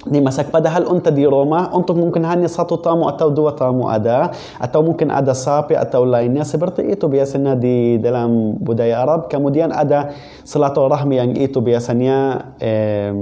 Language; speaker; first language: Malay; non-native, fluent; Arabic